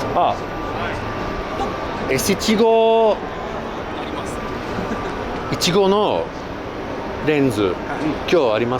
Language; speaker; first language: Japanese; non-native, fluent; English